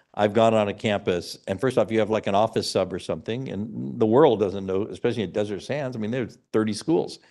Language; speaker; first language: English; native; English